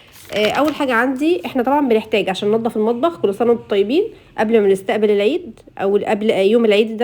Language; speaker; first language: Arabic; native; Arabic